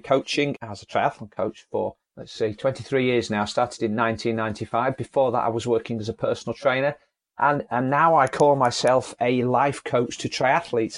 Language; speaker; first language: English; native; English